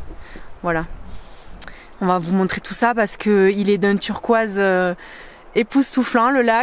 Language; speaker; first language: French; native; French